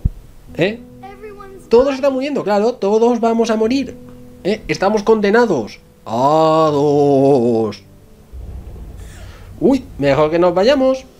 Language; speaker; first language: Spanish; native; Spanish